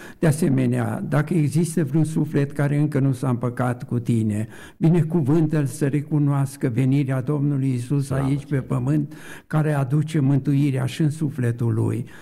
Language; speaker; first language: Romanian; native; Romanian